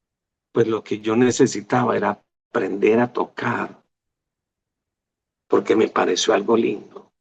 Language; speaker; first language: Spanish; native; Spanish